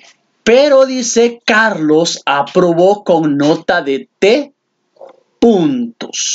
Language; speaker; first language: Spanish; native; Spanish